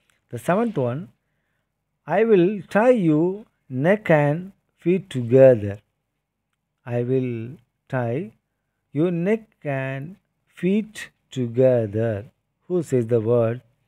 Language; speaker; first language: English; non-native, local second language; Tamil